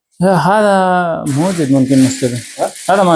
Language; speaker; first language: Arabic; non-native, learner; Bangla